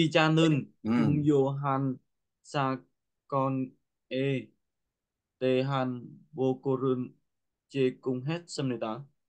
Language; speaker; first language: Korean; non-native, learner; Vietnamese